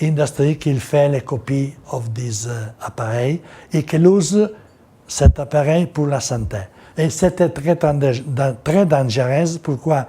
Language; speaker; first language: French; non-native, learner; Italian